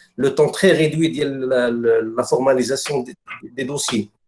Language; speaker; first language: French; non-native, local second language; Arabic